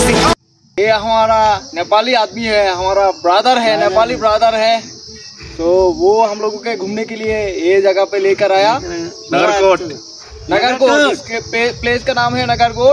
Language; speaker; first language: Hindi; non-native, learner; Bangla